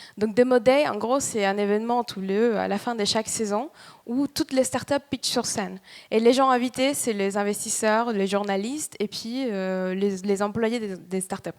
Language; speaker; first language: French; non-native, fluent; Spanish